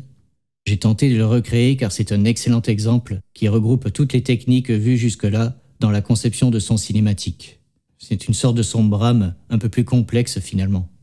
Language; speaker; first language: French; native; French